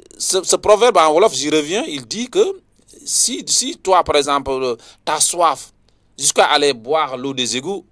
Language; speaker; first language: French; non-native, local second language; Wolof